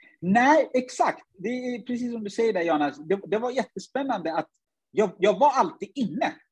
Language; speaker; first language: Swedish; early bilingual, other home language; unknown